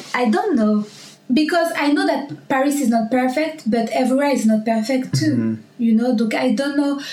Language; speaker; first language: English; non-native, learner; French